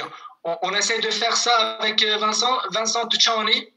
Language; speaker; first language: French; non-native, fluent; Kurdish